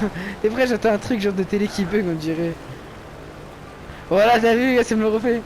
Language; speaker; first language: French; native; French